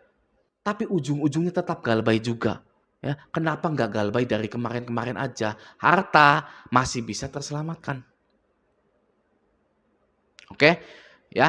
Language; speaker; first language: Indonesian; native; Indonesian